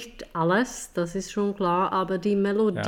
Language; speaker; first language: German; non-native, fluent; Czech